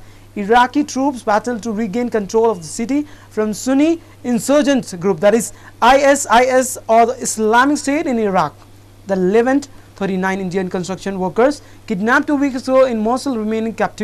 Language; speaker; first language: English; non-native, local second language; Urdu